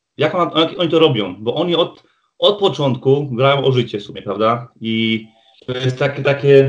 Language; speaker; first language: Polish; early bilingual, heritage; Polish